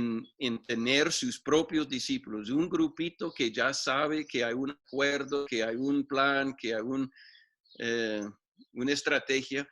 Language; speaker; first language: Spanish; non-native, fluent; English